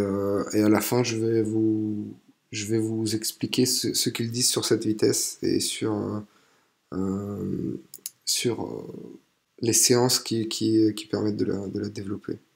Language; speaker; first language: French; native; French